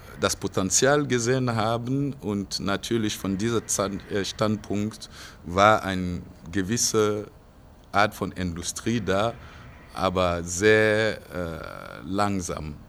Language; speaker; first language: German; non-native, fluent; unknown